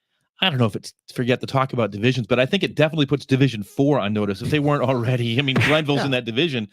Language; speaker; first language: English; native; English